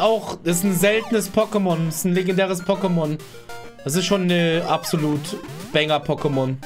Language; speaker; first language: German; native; German